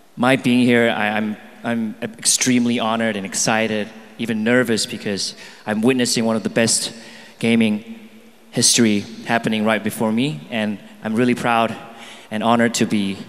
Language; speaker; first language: English; non-native, local second language; Chinese